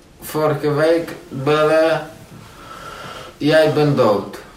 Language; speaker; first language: Dutch; non-native, learner; Polish